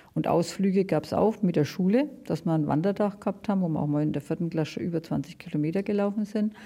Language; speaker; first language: German; native; German